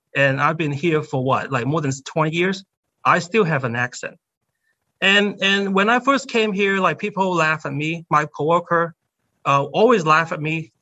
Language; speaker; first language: English; non-native, fluent; Cantonese